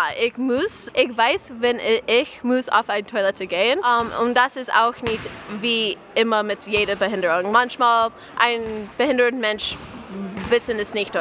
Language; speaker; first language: German; non-native, learner; English